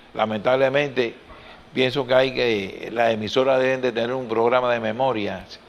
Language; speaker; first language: Spanish; native; Spanish